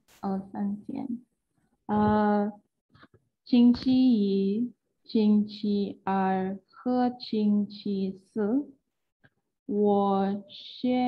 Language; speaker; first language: Chinese; non-native, learner; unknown